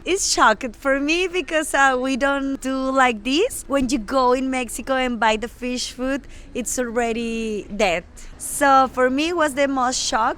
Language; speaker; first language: English; non-native, learner; Spanish